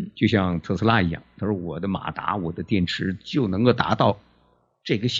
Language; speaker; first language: Chinese; native; Chinese